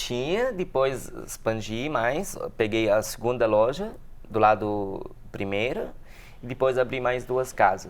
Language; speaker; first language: Portuguese; non-native, learner; Arabic